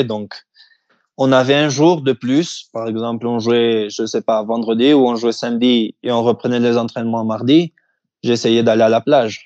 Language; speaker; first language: French; early bilingual, heritage; French